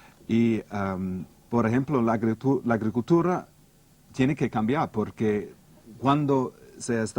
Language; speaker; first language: Spanish; non-native, fluent; English